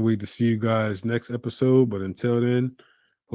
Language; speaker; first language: English; native; English